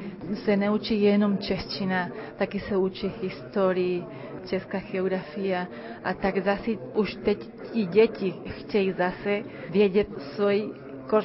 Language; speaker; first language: Czech; early bilingual, heritage; Czech